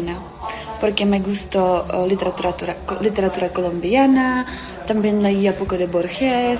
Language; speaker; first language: Spanish; non-native, fluent; Czech